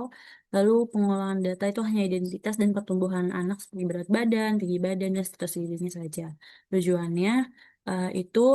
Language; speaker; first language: Indonesian; native; Indonesian